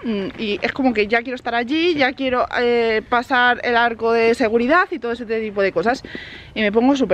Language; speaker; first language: Spanish; native; Spanish